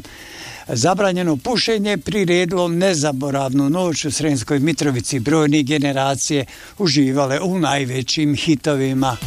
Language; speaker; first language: Serbian; native; Serbian